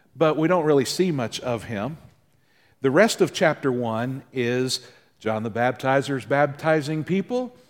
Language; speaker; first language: English; native; English